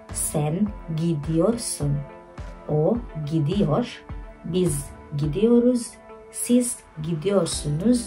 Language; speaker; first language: Turkish; non-native, fluent; Indonesian